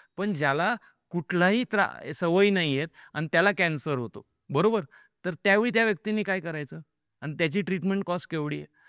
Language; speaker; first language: Marathi; native; Marathi